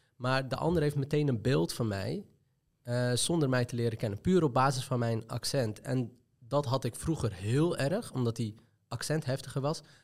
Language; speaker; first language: Dutch; early bilingual, other home language; Arabic